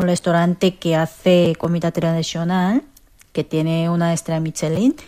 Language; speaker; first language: Spanish; non-native, fluent; Korean